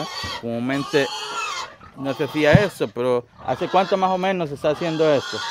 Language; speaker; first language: Spanish; native; Spanish